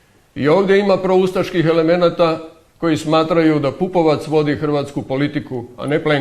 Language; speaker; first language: Croatian; native; Croatian